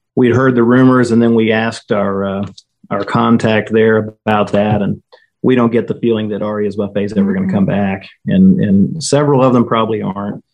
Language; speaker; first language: English; native; English